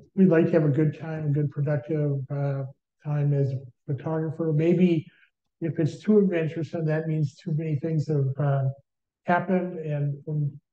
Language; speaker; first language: English; native; English